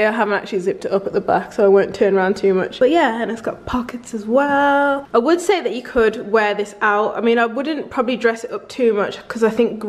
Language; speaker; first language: English; native; English